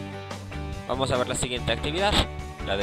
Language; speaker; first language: Spanish; native; Spanish